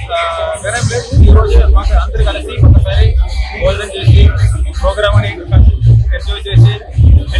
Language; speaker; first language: Telugu; non-native, local second language; Malayalam